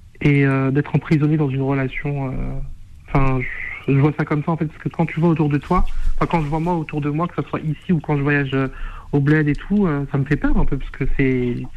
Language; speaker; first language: French; native; French